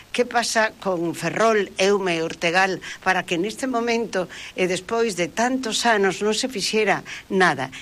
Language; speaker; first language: Galician; native; Galician